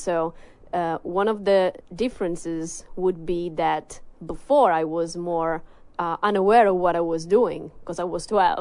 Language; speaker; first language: English; non-native, fluent; Italian